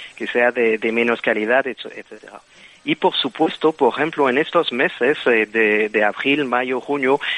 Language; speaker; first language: Spanish; non-native, fluent; French